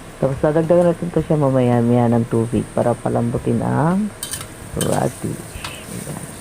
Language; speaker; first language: Filipino; non-native, local second language; Cebuano